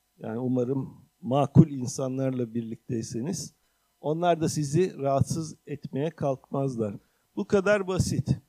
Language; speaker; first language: Turkish; native; Turkish